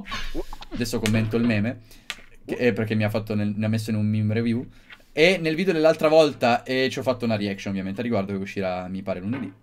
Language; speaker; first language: Italian; native; Italian